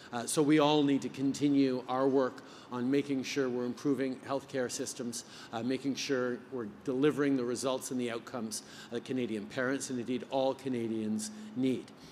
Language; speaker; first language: English; early bilingual, other home language; French